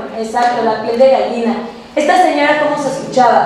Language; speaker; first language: Spanish; native; Spanish